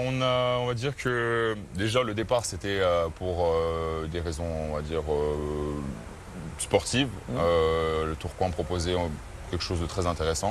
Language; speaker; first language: French; native; French